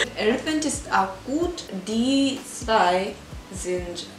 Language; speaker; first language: German; non-native, learner; Korean